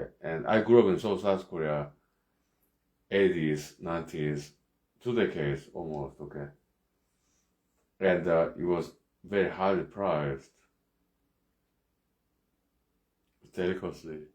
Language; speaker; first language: English; non-native, fluent; Korean